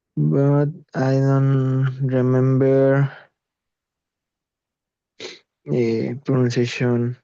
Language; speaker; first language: English; non-native, learner; Spanish